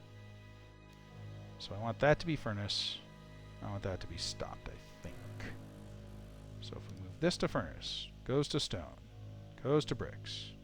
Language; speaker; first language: English; native; English